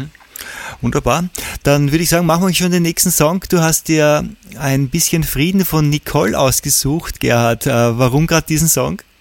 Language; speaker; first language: German; native; German